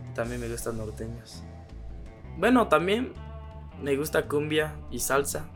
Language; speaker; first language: Spanish; non-native, learner; Japanese